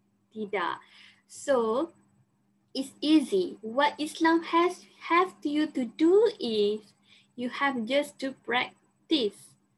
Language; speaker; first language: English; non-native, local second language; Malay